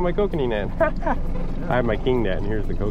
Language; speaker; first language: English; native; English